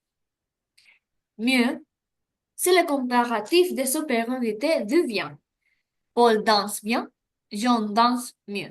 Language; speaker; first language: French; non-native, learner; Spanish